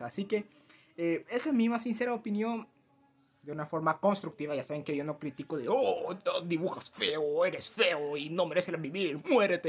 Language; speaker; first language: Spanish; native; Spanish